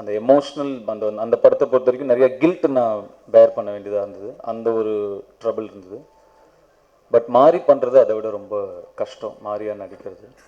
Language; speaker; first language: Tamil; native; Tamil